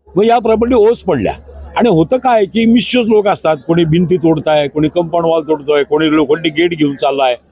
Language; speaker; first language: Marathi; native; Marathi